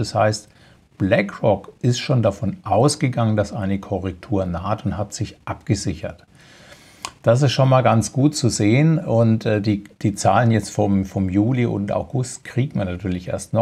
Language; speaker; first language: German; native; German